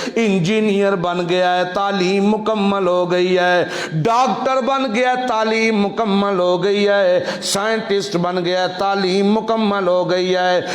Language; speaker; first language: Urdu; non-native, local second language; Punjabi